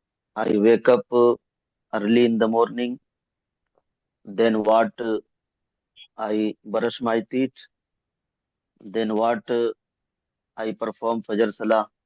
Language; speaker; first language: English; non-native, learner; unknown